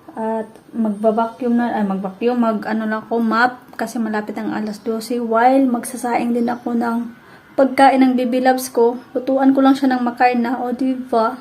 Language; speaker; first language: Filipino; non-native, local second language; Cebuano